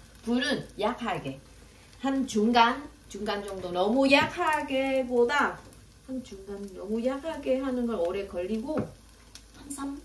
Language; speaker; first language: Korean; non-native, fluent; Vietnamese